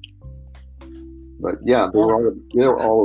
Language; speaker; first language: English; native; English